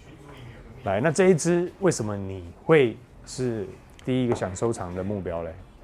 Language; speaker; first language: Chinese; native; Chinese